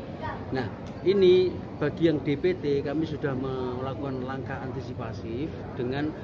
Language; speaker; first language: Indonesian; native; Indonesian